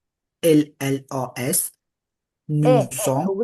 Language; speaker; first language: French; non-native, learner; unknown